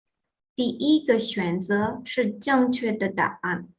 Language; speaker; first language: Chinese; non-native, fluent; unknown